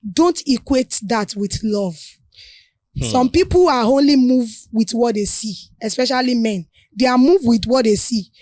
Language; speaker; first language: English; non-native, local second language; Yoruba